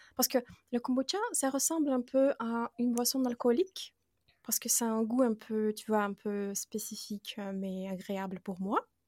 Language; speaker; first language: French; non-native, fluent; Russian